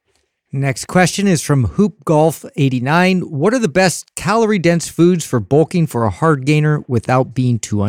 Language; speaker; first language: English; native; English